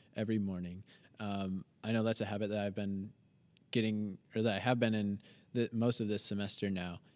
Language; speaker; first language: English; native; English